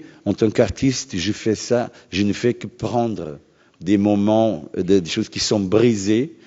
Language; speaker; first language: French; non-native, fluent; Portuguese